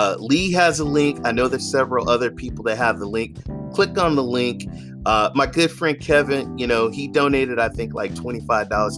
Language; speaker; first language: English; native; English